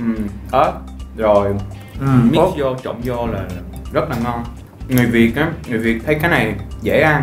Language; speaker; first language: Vietnamese; non-native, fluent; English